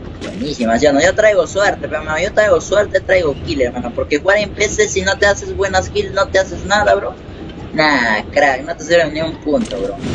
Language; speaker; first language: Spanish; native; Spanish